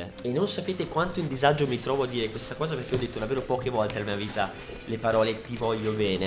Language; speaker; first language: Italian; native; Italian